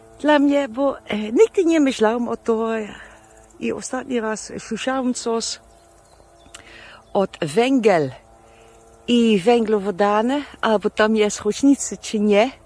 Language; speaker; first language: Polish; non-native, learner; Dutch